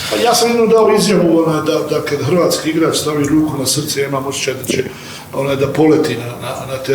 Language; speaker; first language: Bosnian; native; Bosnian